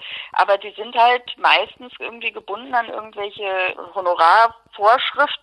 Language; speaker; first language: German; native; German